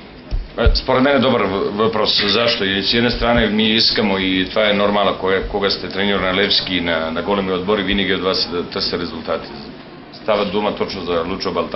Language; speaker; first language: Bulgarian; non-native, learner; Serbian